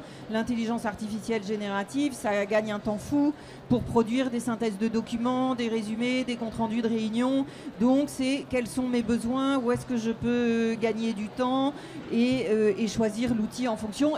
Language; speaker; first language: French; native; French